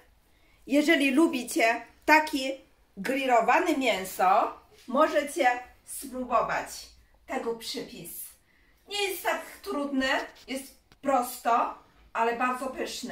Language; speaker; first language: Polish; non-native, learner; Chinese